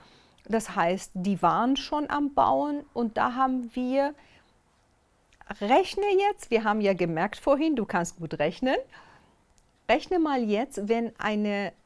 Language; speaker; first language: German; non-native, fluent; Persian